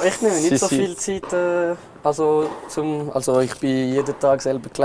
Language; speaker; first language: German; non-native, local second language; French